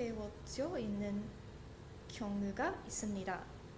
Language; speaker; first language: Korean; non-native, learner; English